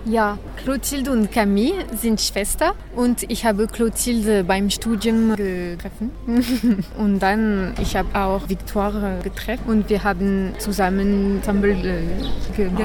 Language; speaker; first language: German; non-native, learner; French